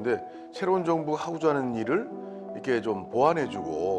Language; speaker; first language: Korean; native; Korean